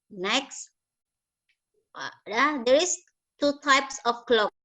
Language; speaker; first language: English; non-native, learner; Indonesian